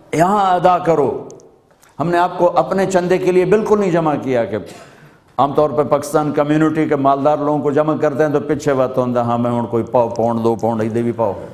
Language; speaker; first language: Urdu; non-native, local second language; Punjabi